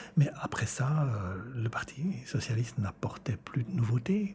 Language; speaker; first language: French; native; French